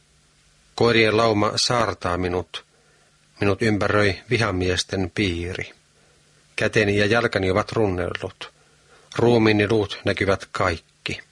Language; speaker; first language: Finnish; native; Finnish